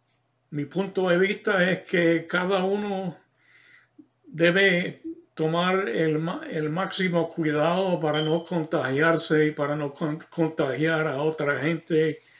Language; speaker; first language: Spanish; non-native, fluent; English